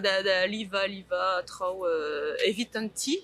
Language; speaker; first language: French; native; French